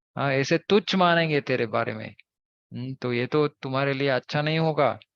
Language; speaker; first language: Hindi; non-native, local second language; Kannada